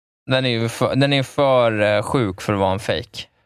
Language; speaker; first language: Swedish; native; Swedish